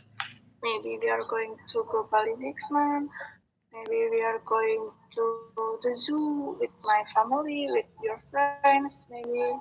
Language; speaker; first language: English; non-native, fluent; Indonesian